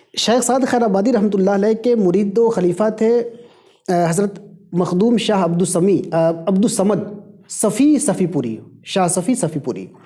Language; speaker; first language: Urdu; native; Urdu